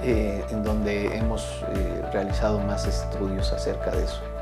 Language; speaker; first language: Spanish; native; Spanish